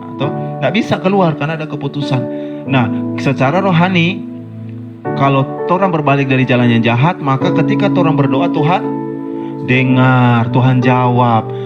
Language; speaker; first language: Indonesian; native; Indonesian